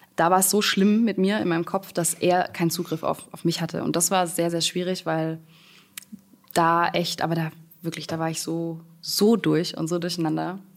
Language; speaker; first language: German; native; German